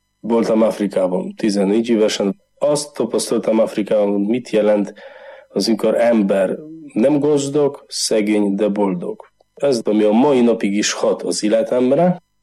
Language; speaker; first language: Hungarian; non-native, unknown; Polish